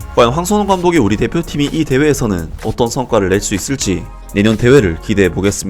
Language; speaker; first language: Korean; native; Korean